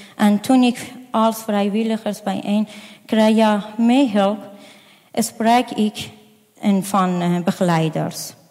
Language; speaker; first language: Dutch; non-native, fluent; Persian